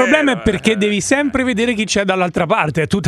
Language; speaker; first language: Italian; native; Italian